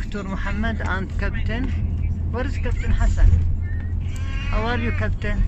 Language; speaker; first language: English; non-native, learner; Arabic